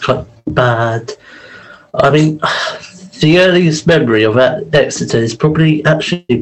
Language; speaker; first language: English; native; English